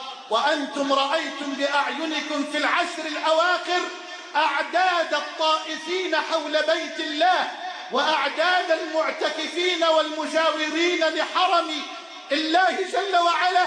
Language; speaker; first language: Arabic; native; Arabic